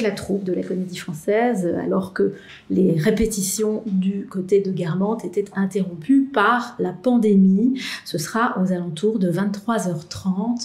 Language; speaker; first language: French; native; French